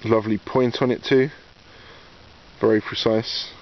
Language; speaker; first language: English; native; English